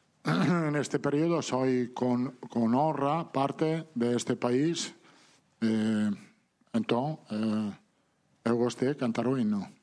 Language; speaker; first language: Portuguese; non-native, learner; Italian